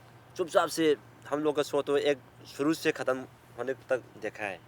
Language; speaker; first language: Hindi; non-native, local second language; Manipuri